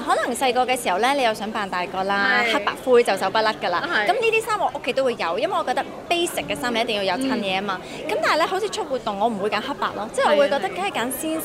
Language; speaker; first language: Cantonese; native; Cantonese